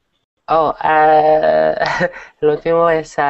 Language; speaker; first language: Spanish; non-native, learner; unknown